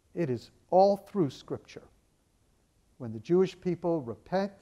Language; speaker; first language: English; native; English